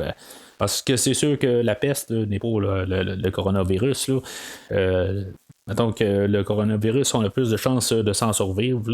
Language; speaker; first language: French; native; French